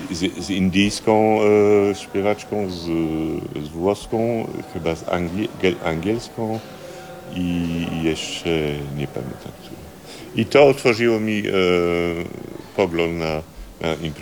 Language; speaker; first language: Polish; early bilingual, heritage; Polish